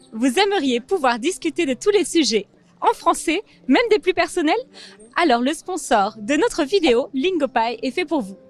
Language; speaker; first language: French; native; French